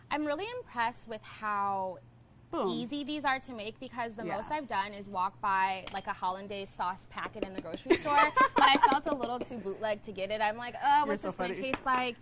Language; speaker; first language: English; native; English